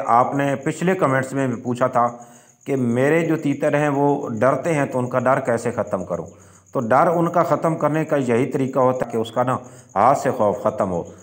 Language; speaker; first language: Urdu; non-native, local second language; Punjabi